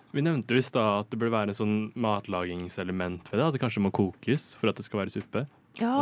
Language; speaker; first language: Norwegian; early bilingual, other home language; Vietnamese